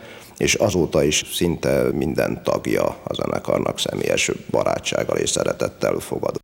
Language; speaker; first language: Hungarian; native; Hungarian